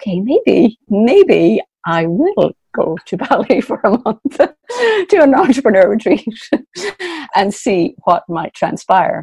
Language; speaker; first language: English; native; English